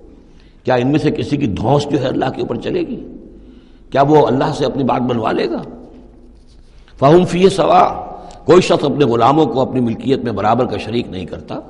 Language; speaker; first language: Urdu; native; Urdu